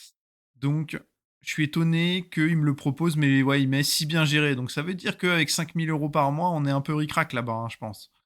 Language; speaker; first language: French; native; French